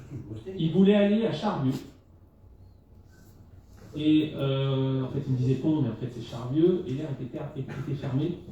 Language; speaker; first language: French; native; French